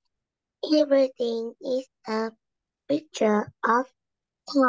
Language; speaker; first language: English; non-native, learner; Vietnamese